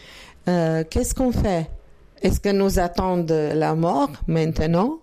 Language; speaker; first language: French; non-native, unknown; Croatian